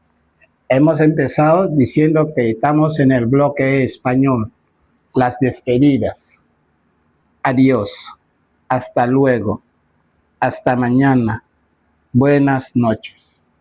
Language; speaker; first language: Spanish; non-native, fluent; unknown